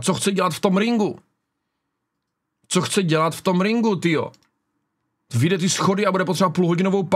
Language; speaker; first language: Czech; native; Czech